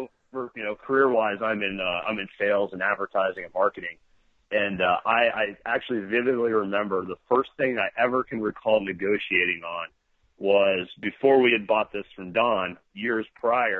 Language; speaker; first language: English; native; English